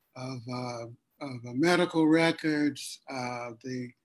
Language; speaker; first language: English; native; English